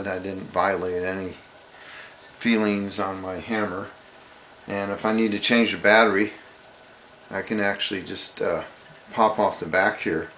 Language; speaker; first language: English; native; English